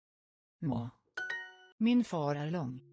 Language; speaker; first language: Swedish; non-native, learner; English